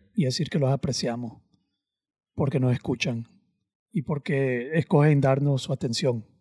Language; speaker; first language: Spanish; native; Spanish